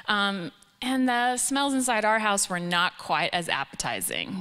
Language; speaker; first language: English; native; English